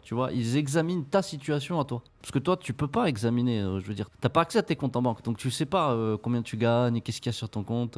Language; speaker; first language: French; native; French